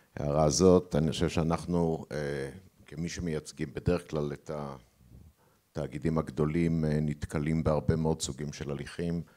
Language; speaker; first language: Hebrew; native; Hebrew